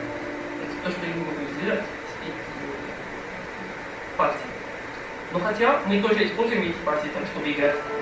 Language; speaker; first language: Russian; non-native, fluent; Arabic